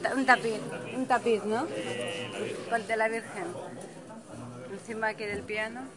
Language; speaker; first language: Spanish; native; Spanish